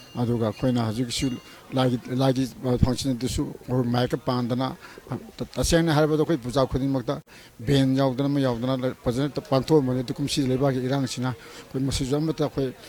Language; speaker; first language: Manipuri; native; Manipuri